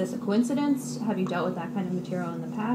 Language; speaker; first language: English; native; English